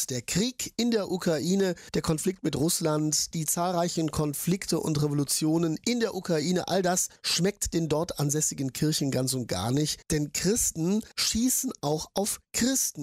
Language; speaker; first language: German; native; German